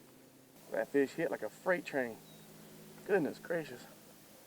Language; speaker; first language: English; native; English